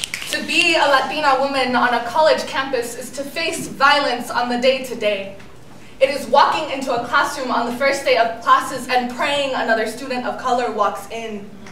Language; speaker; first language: English; early bilingual, other home language; Spanish